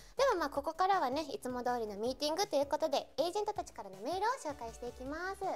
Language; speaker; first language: Japanese; non-native, fluent; English